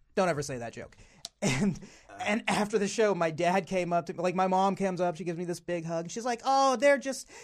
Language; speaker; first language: English; native; English